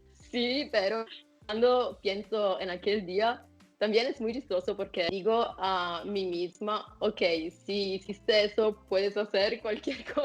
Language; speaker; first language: Spanish; non-native, fluent; Italian